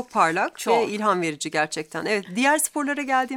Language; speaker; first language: Turkish; native; Turkish